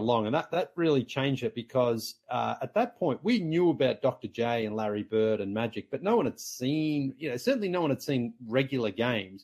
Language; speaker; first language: English; native; English